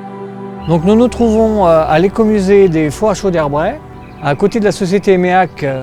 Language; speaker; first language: French; native; French